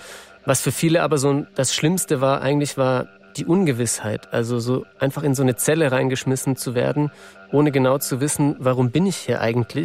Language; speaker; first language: German; native; German